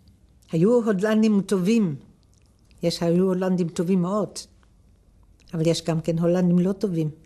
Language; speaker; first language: Hebrew; non-native, fluent; Dutch